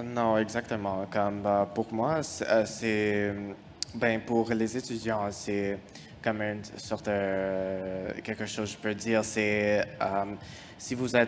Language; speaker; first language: French; non-native, fluent; English